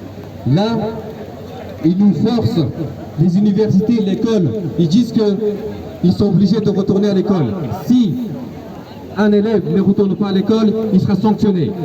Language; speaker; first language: French; non-native, fluent; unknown